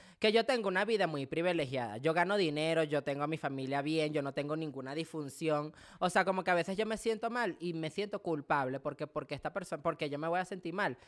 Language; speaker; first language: Spanish; native; Spanish